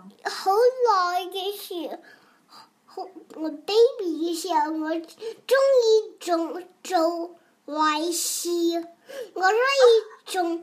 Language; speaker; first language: Chinese; early bilingual, heritage; Cantonese